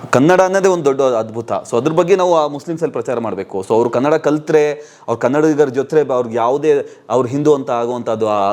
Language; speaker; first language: Kannada; non-native, local second language; Urdu